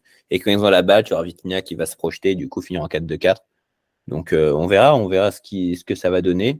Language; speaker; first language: French; native; French